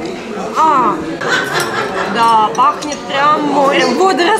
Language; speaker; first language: Russian; native; Russian